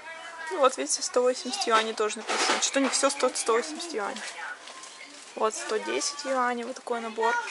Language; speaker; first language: Russian; native; Russian